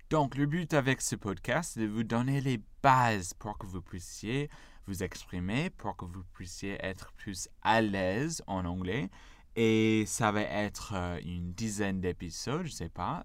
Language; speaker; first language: French; non-native, fluent; English